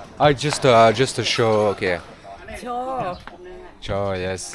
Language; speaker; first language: English; non-native, fluent; French